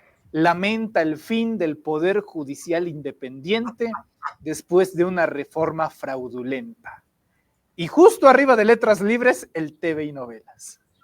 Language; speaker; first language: Spanish; native; Spanish